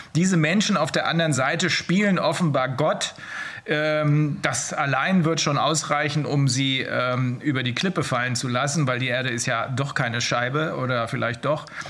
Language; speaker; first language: German; native; German